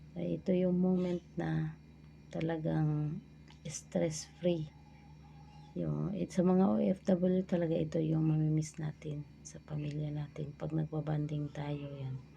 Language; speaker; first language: Filipino; non-native, local second language; Cebuano